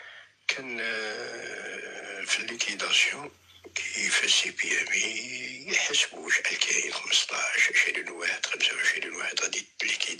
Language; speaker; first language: Arabic; native; Arabic